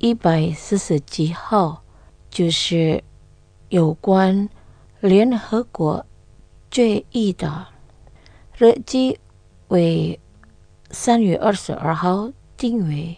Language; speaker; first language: Chinese; non-native, learner; Indonesian